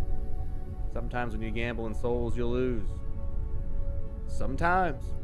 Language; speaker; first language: English; native; English